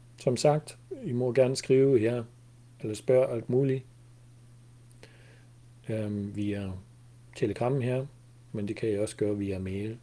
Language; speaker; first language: Danish; non-native, fluent; German